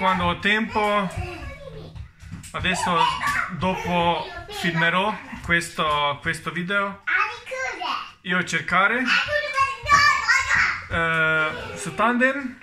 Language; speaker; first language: Italian; non-native, learner; Russian